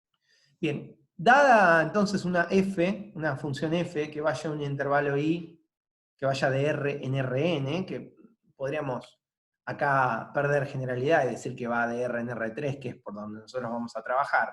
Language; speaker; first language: Spanish; native; Spanish